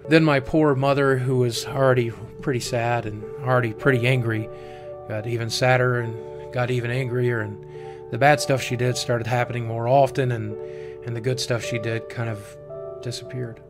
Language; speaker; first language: English; native; English